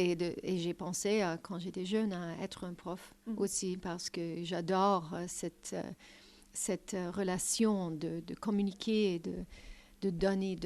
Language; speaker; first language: French; non-native, fluent; English